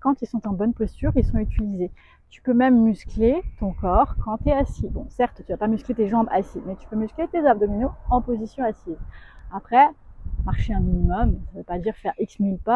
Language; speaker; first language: French; native; French